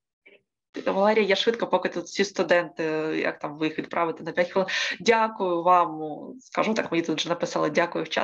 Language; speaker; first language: Ukrainian; native; Ukrainian